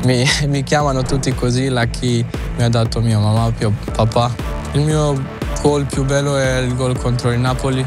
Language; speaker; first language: Italian; non-native, learner; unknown